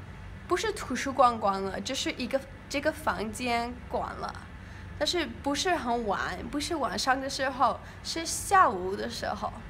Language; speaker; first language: Chinese; non-native, learner; English